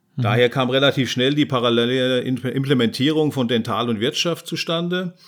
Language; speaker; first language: German; native; German